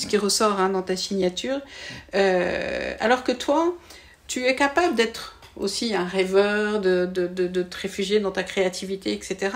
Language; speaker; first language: French; native; French